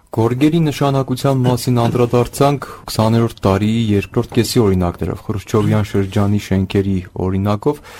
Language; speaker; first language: Armenian; native; Armenian